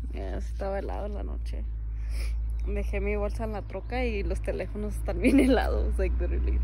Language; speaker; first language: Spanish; early bilingual, heritage; English